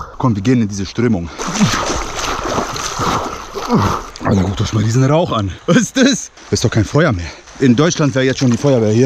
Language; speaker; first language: German; early bilingual, other home language; Bosnian